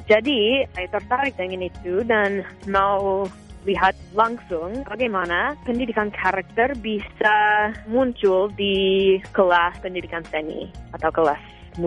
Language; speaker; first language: Indonesian; non-native, fluent; English